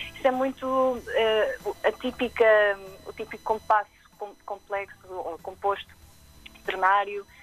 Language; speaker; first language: Portuguese; native; Portuguese